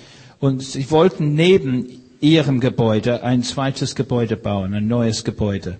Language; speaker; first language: German; non-native, fluent; English